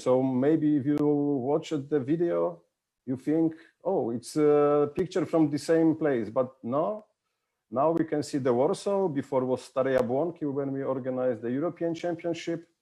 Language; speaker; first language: English; non-native, fluent; Polish